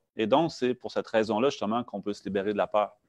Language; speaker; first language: French; native; French